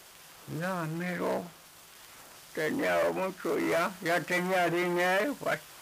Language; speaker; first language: Spanish; non-native, local second language; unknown